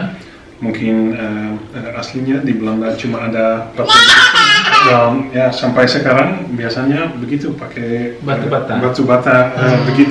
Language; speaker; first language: Indonesian; non-native, fluent; Dutch